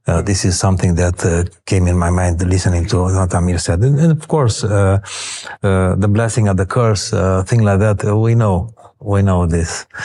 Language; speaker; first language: English; non-native, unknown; Romanian